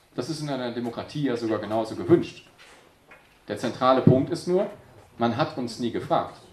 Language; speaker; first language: German; native; German